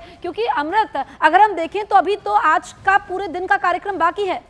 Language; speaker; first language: Hindi; native; Hindi